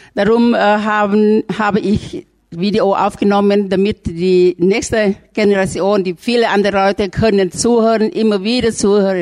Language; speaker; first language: German; non-native, learner; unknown